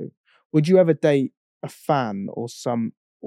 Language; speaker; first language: English; native; English